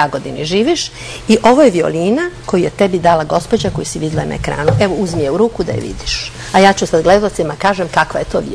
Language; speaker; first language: Serbian; native; Serbian